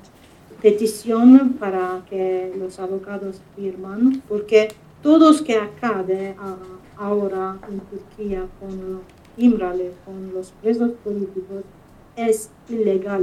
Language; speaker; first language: Spanish; non-native, fluent; Kurdish